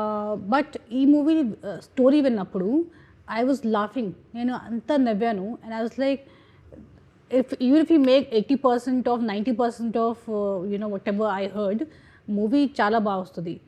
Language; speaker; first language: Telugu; non-native, learner; Hindi